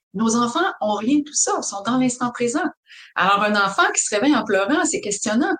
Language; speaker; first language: French; native; French